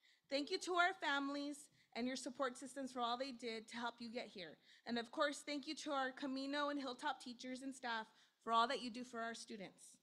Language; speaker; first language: English; native; English